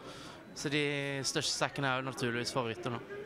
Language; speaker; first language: Norwegian; native; Norwegian